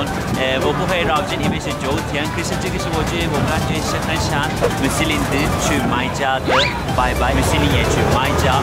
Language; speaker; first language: Chinese; non-native, learner; Turkish